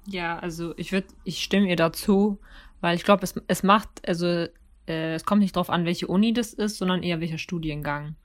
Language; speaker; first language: German; early bilingual, other home language; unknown